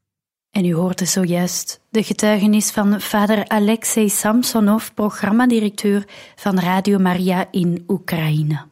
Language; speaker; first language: Dutch; native; Dutch